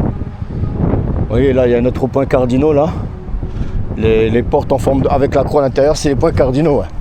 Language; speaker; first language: French; native; French